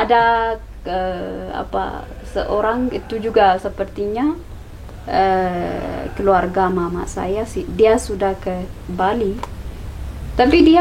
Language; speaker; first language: Indonesian; non-native, learner; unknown